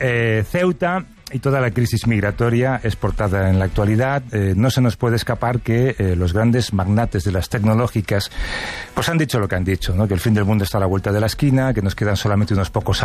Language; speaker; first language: Spanish; native; Spanish